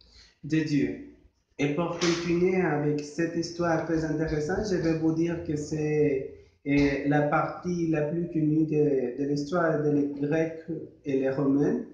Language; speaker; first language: French; non-native, learner; Spanish